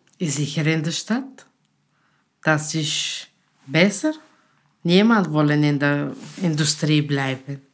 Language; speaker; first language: German; non-native, learner; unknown